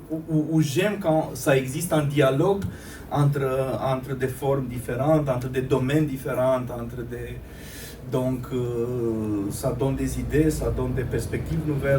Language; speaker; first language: French; non-native, fluent; Romanian